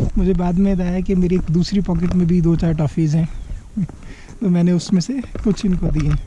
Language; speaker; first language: Hindi; native; Hindi